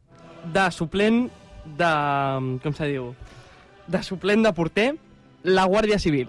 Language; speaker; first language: Catalan; native; Catalan